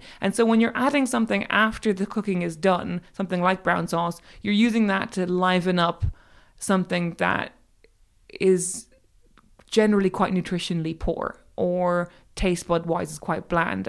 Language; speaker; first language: English; native; English